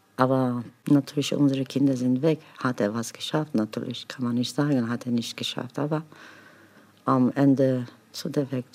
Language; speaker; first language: German; non-native, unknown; Kurdish